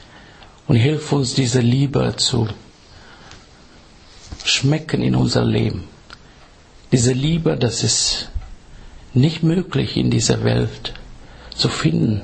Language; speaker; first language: German; non-native, fluent; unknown